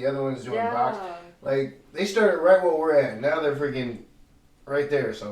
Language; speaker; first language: English; native; English